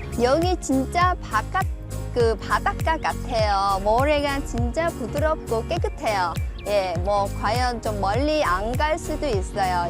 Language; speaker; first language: Korean; non-native, fluent; Vietnamese